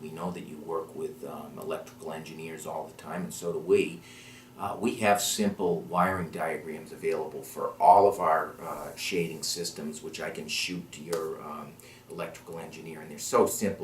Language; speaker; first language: English; native; English